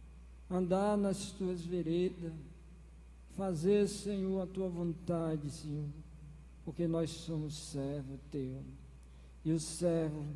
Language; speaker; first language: Portuguese; native; Portuguese